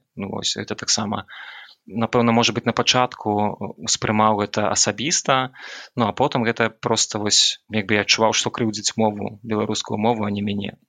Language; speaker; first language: Belarusian; non-native, local second language; Russian